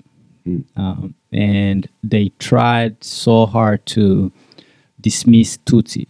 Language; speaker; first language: English; non-native, local second language; Kinyarwanda